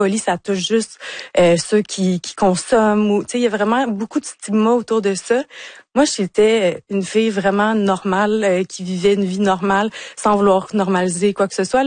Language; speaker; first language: French; native; French